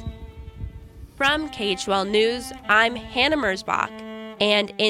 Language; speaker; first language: English; native; English